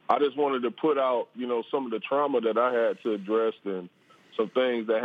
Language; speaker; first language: English; native; English